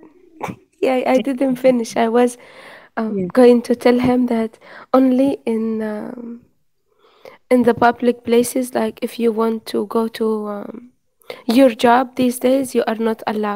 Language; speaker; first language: English; non-native, fluent; Arabic